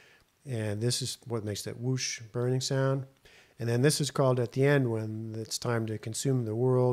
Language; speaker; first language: English; native; English